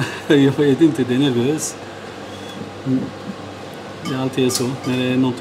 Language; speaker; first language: Swedish; non-native, fluent; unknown